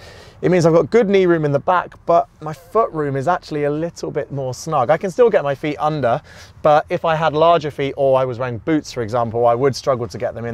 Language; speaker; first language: English; native; English